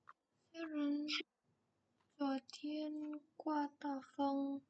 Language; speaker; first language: Chinese; non-native, learner; Indonesian